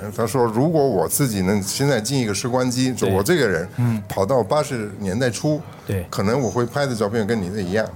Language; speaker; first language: Chinese; non-native, fluent; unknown